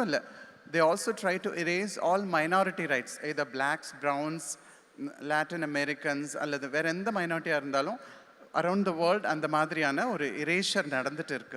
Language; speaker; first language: Tamil; native; Tamil